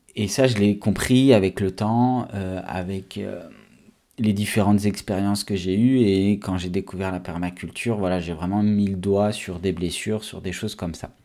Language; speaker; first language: French; native; French